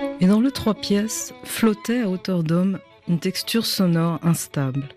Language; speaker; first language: French; native; French